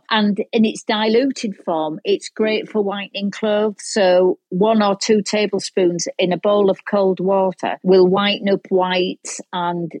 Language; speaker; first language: English; native; English